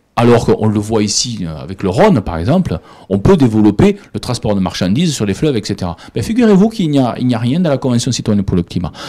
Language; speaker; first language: French; native; French